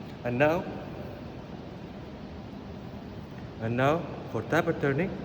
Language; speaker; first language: English; non-native, local second language; Arabic